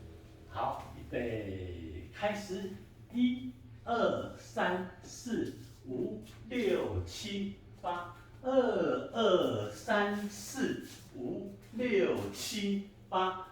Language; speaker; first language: Chinese; native; Chinese